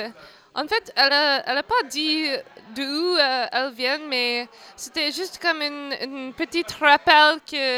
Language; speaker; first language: French; non-native, fluent; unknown